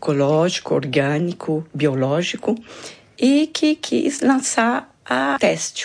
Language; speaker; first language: Portuguese; non-native, fluent; French